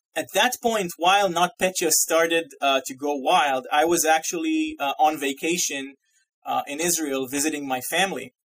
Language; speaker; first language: English; non-native, fluent; Hebrew